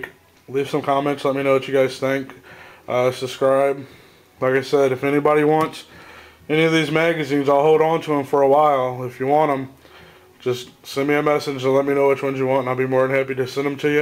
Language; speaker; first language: English; native; English